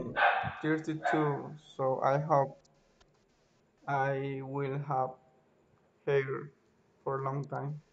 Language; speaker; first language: English; non-native, learner; Spanish